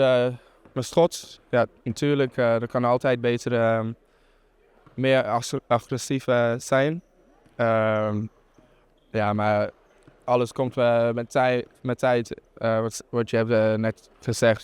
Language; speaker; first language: Dutch; non-native, fluent; English